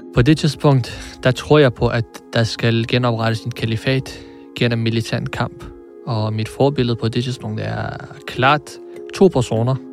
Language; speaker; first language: Danish; early bilingual, other home language; Arabic